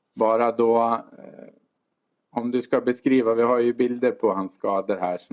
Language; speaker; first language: Swedish; native; Swedish